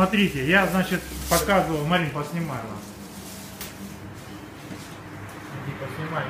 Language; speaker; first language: Russian; native; Russian